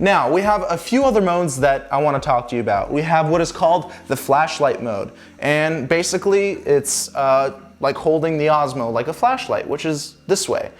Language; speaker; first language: English; native; English